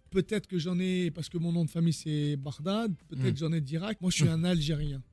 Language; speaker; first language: French; native; French